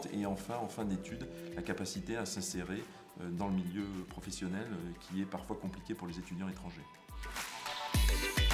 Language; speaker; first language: French; non-native, fluent; English